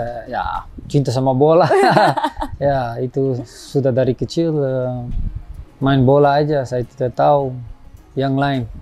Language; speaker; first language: Indonesian; non-native, fluent; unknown